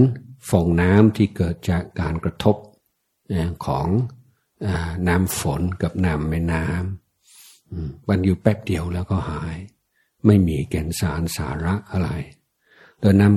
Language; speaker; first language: Thai; non-native, fluent; English